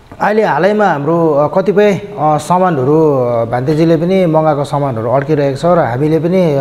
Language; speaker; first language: Nepali; native; Nepali